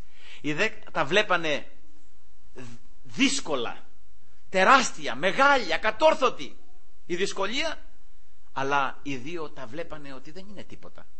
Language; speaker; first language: Greek; native; Greek